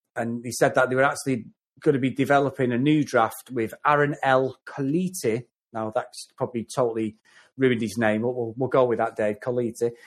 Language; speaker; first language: English; native; English